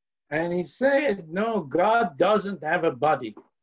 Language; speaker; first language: English; early bilingual, heritage; English